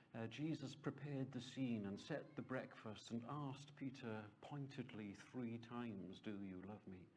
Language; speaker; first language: English; native; English